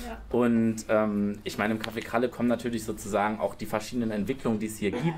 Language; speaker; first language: German; native; German